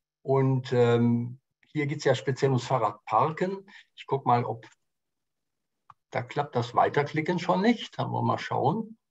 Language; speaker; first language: German; native; German